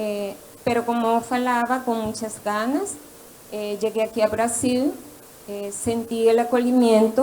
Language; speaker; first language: Portuguese; non-native, learner; Spanish